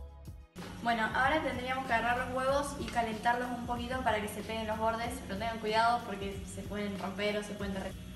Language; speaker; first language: Spanish; native; Spanish